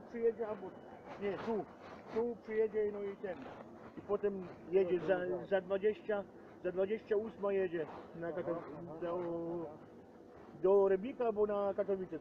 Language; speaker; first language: Polish; native; Polish